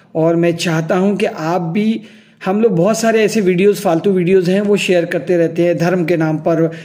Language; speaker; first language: Hindi; non-native, local second language; Urdu